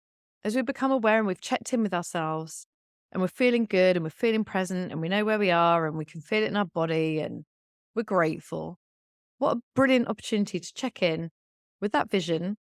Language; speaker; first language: English; native; English